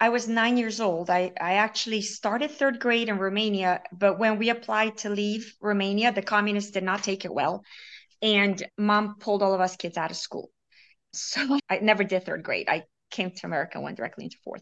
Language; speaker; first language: English; early bilingual, other home language; Romanian